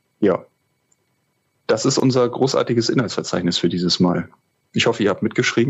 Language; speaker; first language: German; native; German